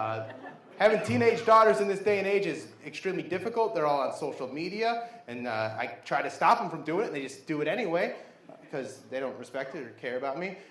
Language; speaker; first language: English; native; English